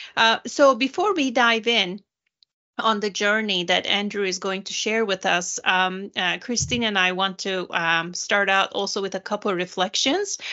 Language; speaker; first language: English; non-native, fluent; Turkish